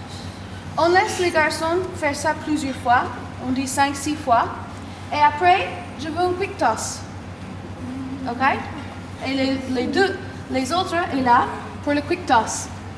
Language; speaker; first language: French; non-native, learner; English